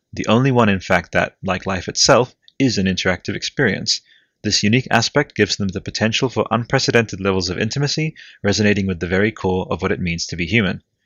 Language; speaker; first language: English; early bilingual, other home language; Italian